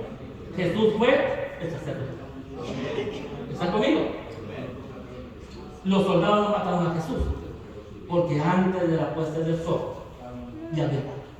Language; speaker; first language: Spanish; native; Spanish